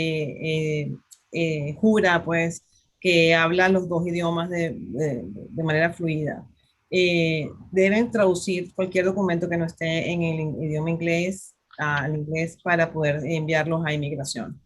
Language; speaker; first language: Spanish; native; Spanish